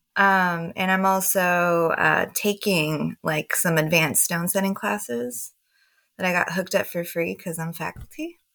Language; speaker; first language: English; native; English